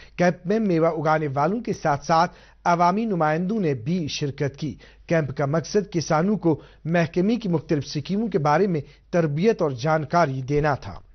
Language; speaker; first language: Urdu; non-native, local second language; Kashmiri